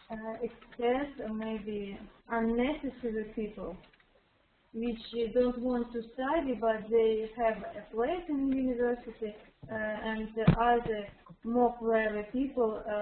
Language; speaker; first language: English; non-native, learner; Russian